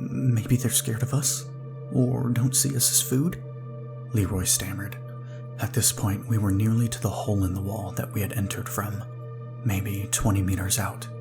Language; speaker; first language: English; native; English